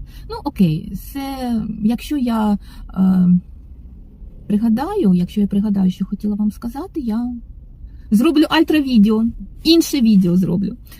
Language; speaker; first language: Ukrainian; non-native, local second language; Russian